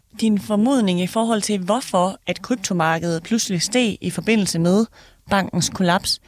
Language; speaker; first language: Danish; native; Danish